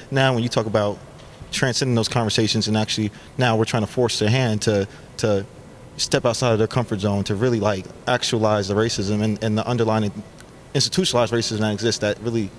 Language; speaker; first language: English; native; English